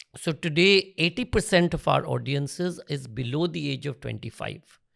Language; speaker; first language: English; non-native, local second language; Hindi